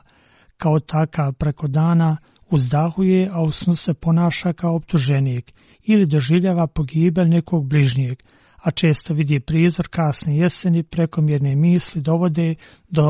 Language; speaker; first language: Croatian; non-native, fluent; Chinese